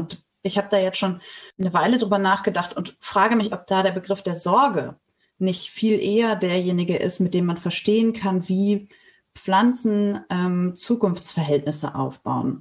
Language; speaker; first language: German; native; German